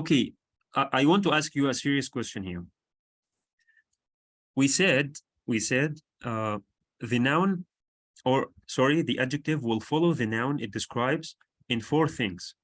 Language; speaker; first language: English; non-native, fluent; Arabic